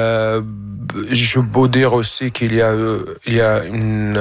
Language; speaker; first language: French; non-native, fluent; Arabic